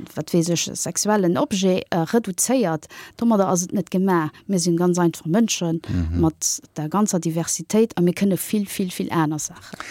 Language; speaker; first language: Luxembourgish; early bilingual, other home language; Kabuverdianu